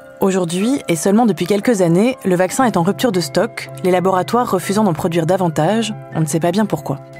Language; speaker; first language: French; native; French